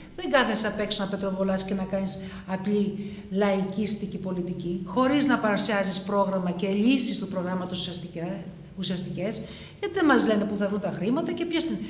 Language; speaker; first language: Greek; early bilingual, heritage; Greek